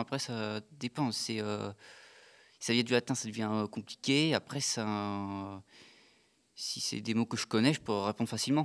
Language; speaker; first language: French; native; French